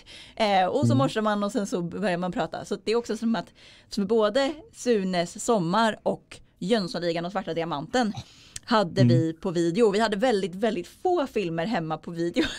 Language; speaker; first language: Swedish; native; Swedish